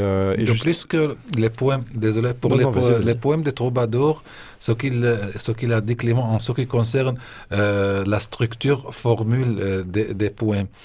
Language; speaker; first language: French; non-native, fluent; Arabic